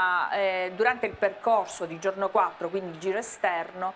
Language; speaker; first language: Italian; native; Italian